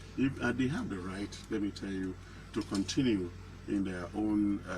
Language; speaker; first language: English; non-native, local second language; Yoruba